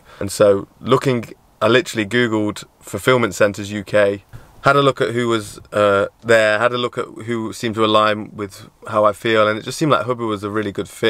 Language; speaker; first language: English; native; English